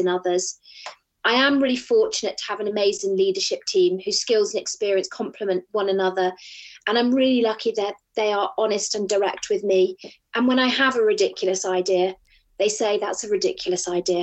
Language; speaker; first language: English; native; English